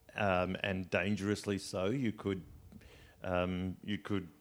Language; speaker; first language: English; native; English